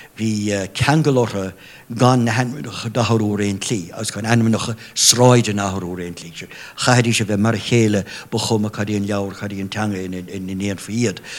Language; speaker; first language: Irish; non-native, local second language; English